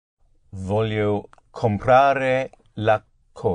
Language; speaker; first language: Italian; non-native, learner; English